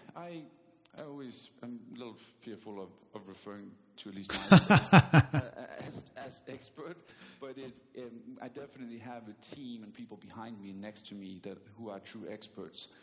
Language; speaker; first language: English; non-native, fluent; Danish